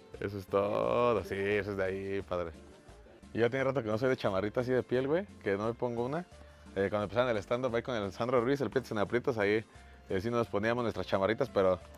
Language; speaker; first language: Spanish; native; Spanish